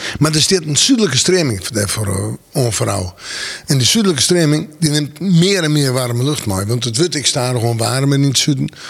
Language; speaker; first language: Dutch; non-native, local second language; Western Frisian